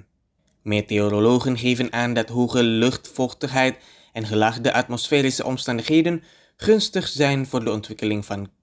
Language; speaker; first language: Dutch; non-native, fluent; Indonesian